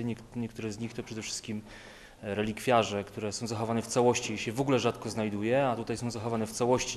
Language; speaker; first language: Polish; native; Polish